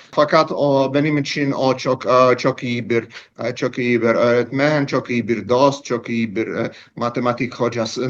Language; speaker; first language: Turkish; non-native, learner; Russian